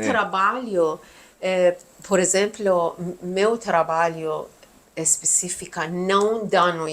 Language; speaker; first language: Portuguese; non-native, learner; Persian